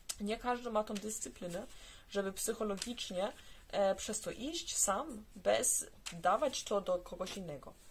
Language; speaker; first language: Polish; early bilingual, heritage; Polish